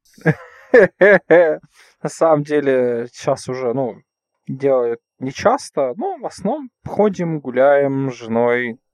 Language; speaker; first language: Russian; native; Russian